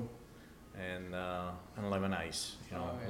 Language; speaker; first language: English; non-native, fluent; Italian